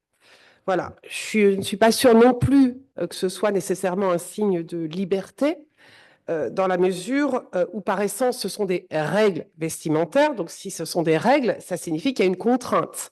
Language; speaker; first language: French; native; French